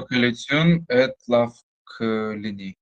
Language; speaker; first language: Armenian; non-native, learner; Russian